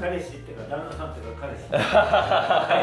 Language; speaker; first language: Japanese; native; Japanese